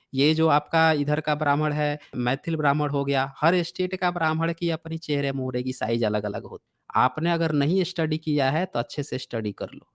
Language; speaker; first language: Hindi; native; Hindi